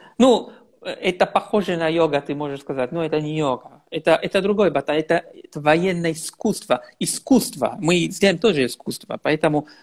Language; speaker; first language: Russian; non-native, learner; Italian